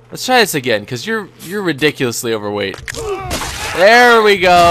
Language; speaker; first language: English; native; English